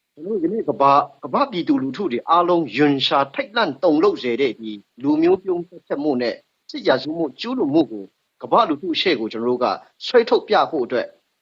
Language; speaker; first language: Burmese; non-native, local second language; Kachin